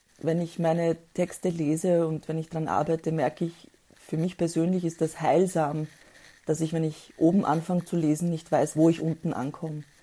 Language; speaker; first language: German; early bilingual, other home language; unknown